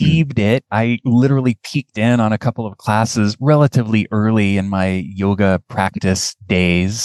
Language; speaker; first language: English; native; English